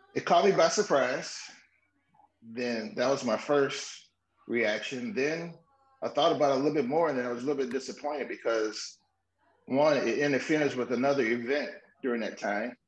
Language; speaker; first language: English; native; English